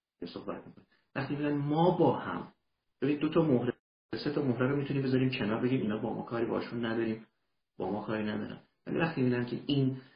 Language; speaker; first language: Persian; early bilingual, heritage; Persian